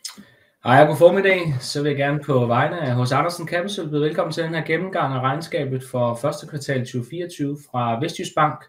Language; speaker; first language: Danish; native; Danish